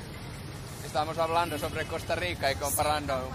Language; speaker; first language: Spanish; non-native, learner; Swedish